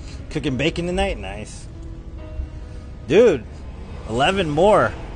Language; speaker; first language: English; native; English